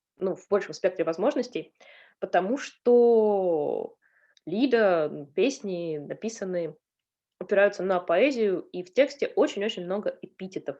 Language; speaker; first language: Russian; native; Russian